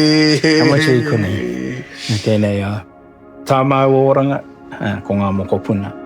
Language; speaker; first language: Māori; non-native, local second language; English